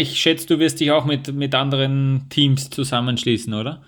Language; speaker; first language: German; native; German